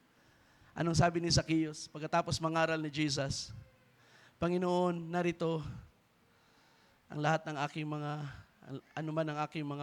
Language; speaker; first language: Filipino; native; Filipino